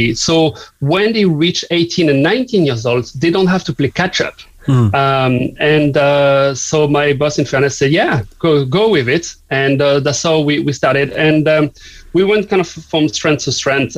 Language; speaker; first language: English; non-native, fluent; French